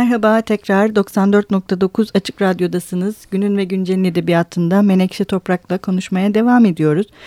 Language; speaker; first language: Turkish; native; Turkish